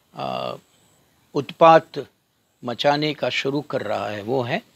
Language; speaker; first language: Hindi; non-native, local second language; Gujarati